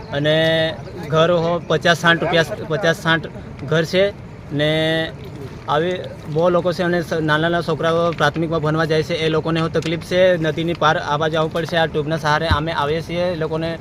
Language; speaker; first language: Gujarati; non-native, local second language; Gamit